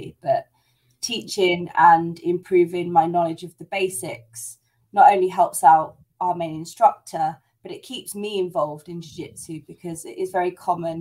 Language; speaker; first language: English; native; English